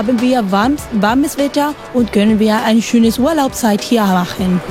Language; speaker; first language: German; non-native, learner; Spanish